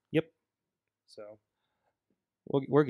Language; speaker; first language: English; native; English